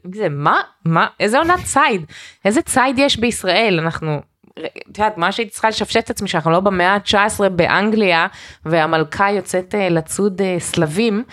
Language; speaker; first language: Hebrew; early bilingual, heritage; Hebrew